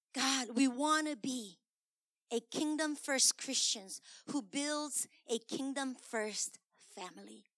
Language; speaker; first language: English; early bilingual, other home language; Korean